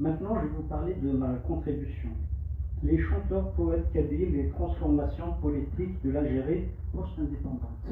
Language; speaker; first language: French; non-native, local second language; Kabyle